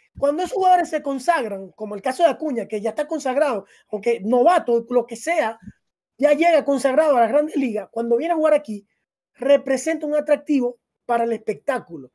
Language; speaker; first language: Spanish; native; Spanish